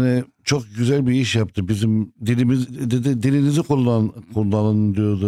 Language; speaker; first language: Turkish; non-native, fluent; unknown